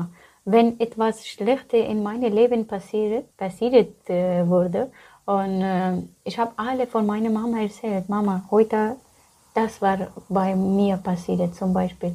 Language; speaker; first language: German; non-native, learner; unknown